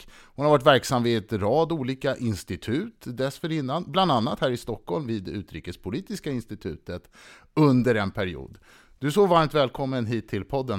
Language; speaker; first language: Swedish; native; Swedish